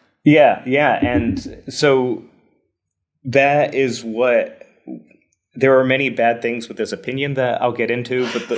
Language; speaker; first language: English; native; English